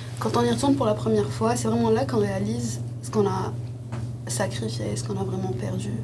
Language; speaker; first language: French; non-native, local second language; Arabic